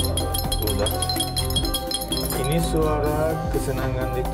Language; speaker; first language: Indonesian; non-native, fluent; Turkish